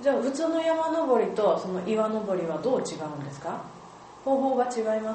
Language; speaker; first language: Japanese; native; Japanese